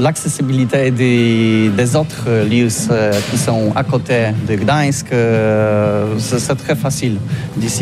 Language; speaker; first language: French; non-native, learner; Polish